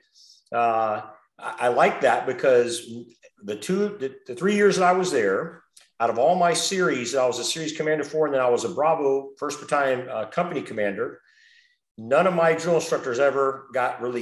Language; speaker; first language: English; native; English